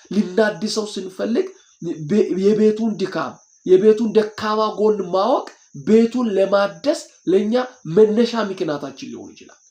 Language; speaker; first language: Amharic; non-native, local second language; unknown